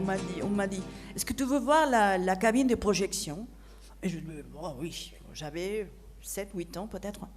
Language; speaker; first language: French; non-native, fluent; Spanish